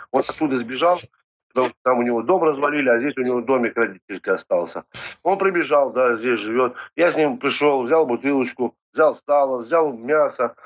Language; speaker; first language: Russian; non-native, local second language; Crimean Tatar